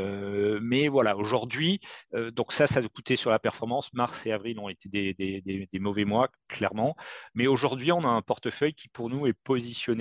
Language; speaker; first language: French; native; French